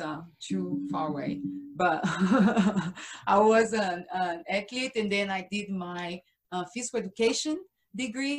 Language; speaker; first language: English; non-native, fluent; Portuguese